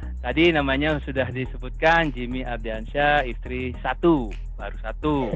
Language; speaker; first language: Indonesian; native; Indonesian